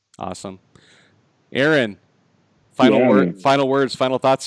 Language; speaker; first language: English; native; English